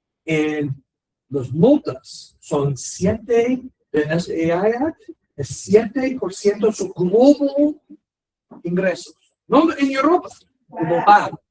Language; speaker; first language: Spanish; non-native, learner; English